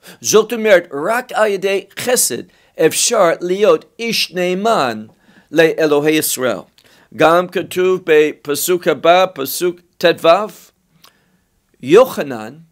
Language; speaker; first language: Hebrew; non-native, fluent; English